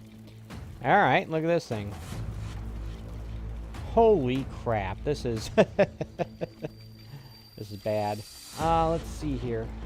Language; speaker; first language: English; native; English